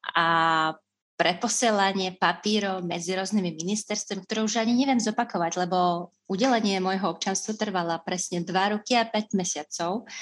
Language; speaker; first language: Slovak; non-native, fluent; Russian